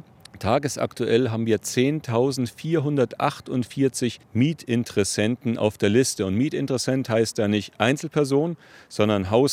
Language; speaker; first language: German; native; German